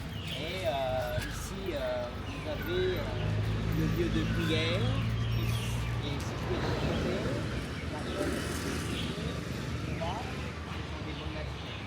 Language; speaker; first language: French; non-native, fluent; Thai